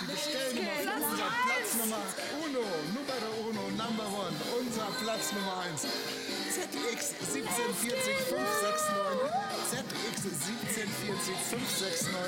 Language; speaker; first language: German; native; German